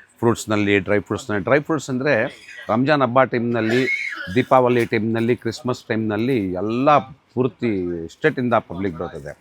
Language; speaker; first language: Kannada; non-native, local second language; Urdu